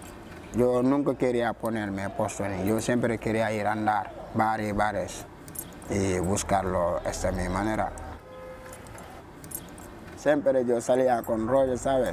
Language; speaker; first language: Spanish; non-native, learner; Wolof